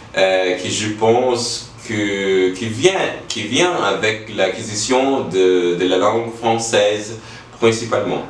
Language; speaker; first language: French; non-native, learner; English